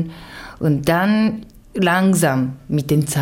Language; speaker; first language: German; non-native, fluent; Japanese